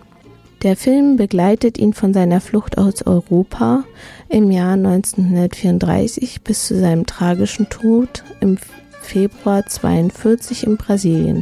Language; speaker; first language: German; native; German